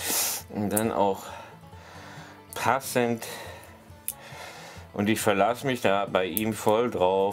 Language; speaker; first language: German; native; German